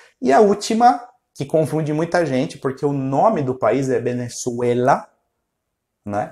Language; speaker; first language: Portuguese; non-native, fluent; Spanish